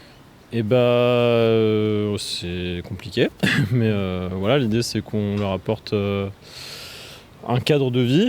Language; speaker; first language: French; native; French